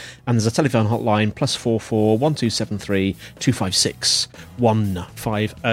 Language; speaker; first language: English; native; English